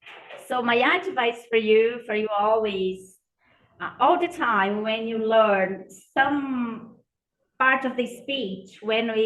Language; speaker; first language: English; non-native, fluent; Portuguese